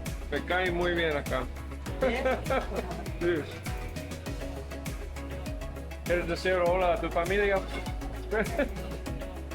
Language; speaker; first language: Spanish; non-native, learner; English